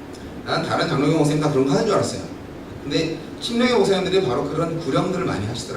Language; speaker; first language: Korean; native; Korean